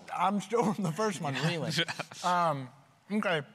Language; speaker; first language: English; native; English